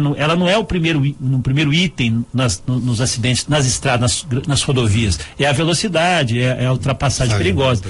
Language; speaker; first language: Portuguese; native; Portuguese